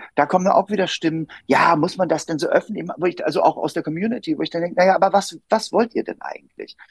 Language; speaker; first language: German; native; German